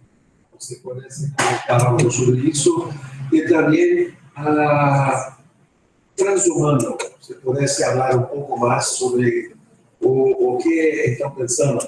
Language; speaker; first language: Spanish; non-native, fluent; Portuguese